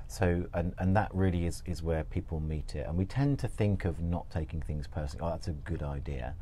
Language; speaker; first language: English; native; English